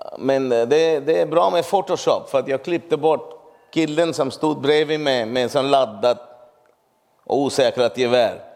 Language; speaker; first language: Swedish; non-native, fluent; Urdu